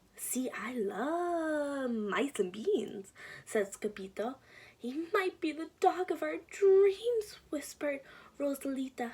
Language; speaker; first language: English; native; English